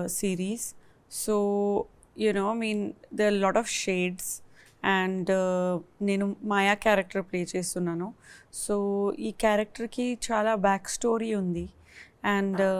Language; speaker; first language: Telugu; non-native, learner; Kannada